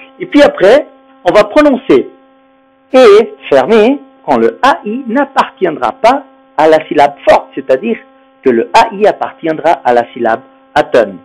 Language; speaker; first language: French; non-native, fluent; Spanish